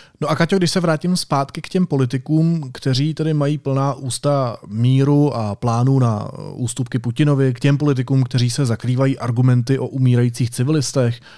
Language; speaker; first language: Czech; native; Czech